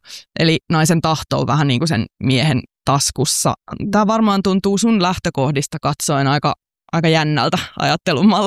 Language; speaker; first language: Finnish; native; Finnish